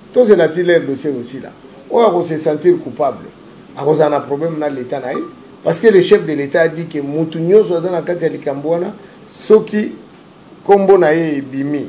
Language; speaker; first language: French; non-native, local second language; Lingala